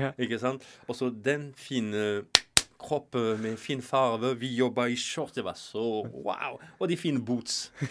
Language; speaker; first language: Norwegian; non-native, fluent; French